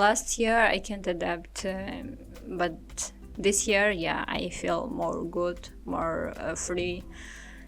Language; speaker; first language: English; non-native, learner; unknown